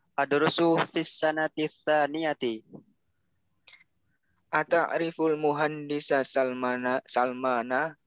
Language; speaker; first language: Arabic; non-native, learner; Indonesian